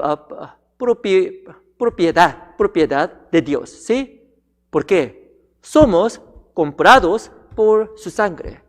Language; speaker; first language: Spanish; non-native, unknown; Korean